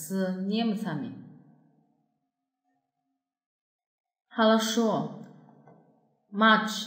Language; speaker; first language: Russian; non-native, fluent; Chinese